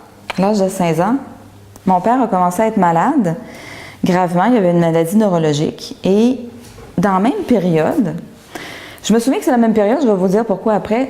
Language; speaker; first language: French; native; French